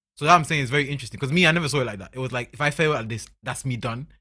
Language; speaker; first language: English; non-native, local second language; Akan